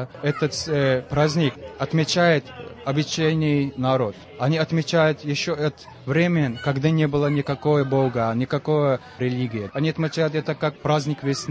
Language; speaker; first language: Russian; non-native, fluent; Azerbaijani